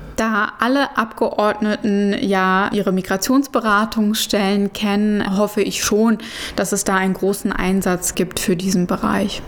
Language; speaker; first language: German; early bilingual, other home language; Arabic